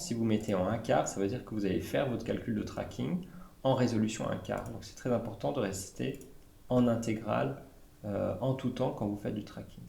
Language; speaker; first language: French; native; French